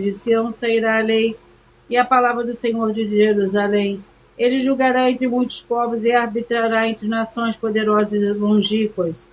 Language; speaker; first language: Portuguese; native; Portuguese